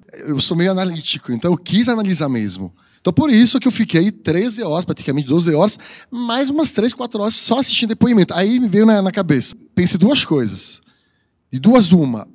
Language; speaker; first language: Portuguese; non-native, fluent; French